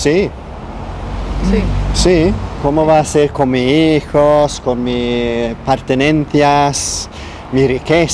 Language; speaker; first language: Spanish; non-native, learner; Swedish